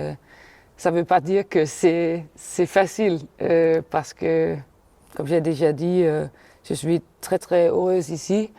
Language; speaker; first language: French; non-native, fluent; German